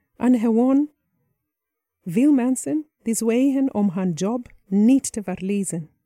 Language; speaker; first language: Dutch; non-native, fluent; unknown